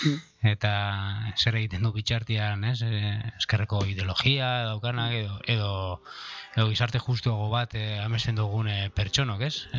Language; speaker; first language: Basque; native; Basque